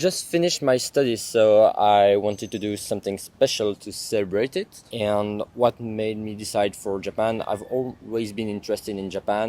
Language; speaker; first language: English; non-native, fluent; French